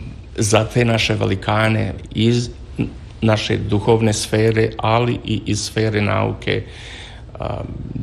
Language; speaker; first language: Serbian; native; Serbian